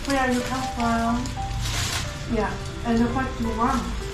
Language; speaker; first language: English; non-native, learner; Korean